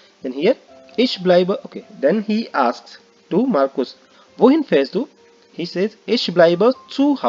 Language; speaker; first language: German; non-native, learner; Hindi